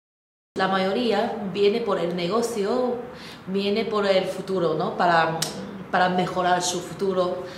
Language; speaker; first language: Spanish; non-native, local second language; Chinese